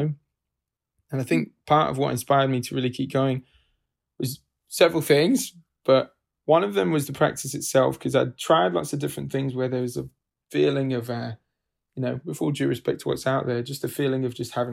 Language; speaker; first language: English; native; English